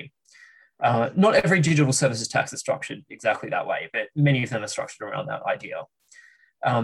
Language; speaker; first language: English; native; English